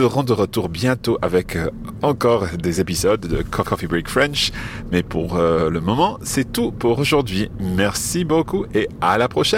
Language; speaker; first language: French; non-native, fluent; English